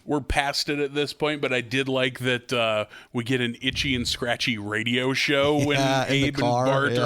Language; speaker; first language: English; native; English